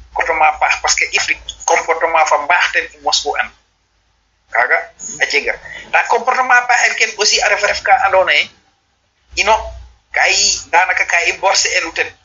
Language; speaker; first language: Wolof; non-native, local second language; Serer